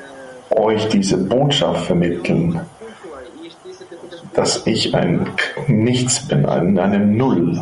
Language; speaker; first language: German; non-native, fluent; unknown